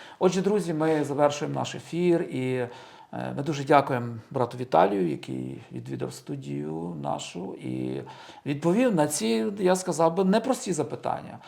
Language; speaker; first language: Ukrainian; native; Ukrainian